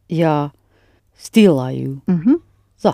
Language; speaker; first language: Russian; non-native, learner; English